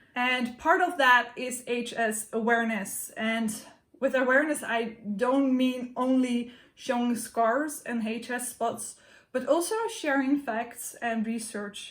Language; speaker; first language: English; non-native, fluent; Dutch